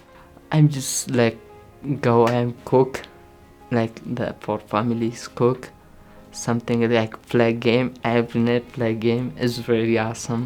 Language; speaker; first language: English; non-native, learner; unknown